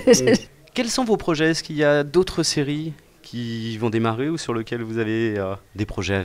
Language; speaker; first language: French; native; French